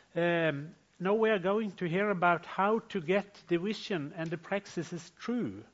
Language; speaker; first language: English; non-native, fluent; Norwegian